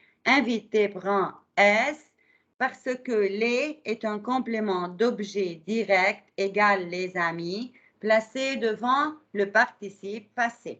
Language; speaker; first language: French; non-native, fluent; Arabic